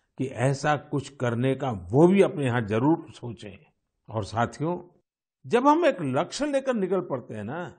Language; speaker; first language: Hindi; non-native, local second language; Gujarati